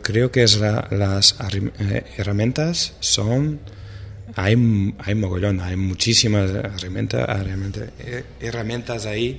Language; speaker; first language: Spanish; non-native, fluent; Portuguese